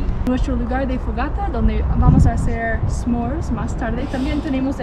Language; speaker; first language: Spanish; non-native, learner; English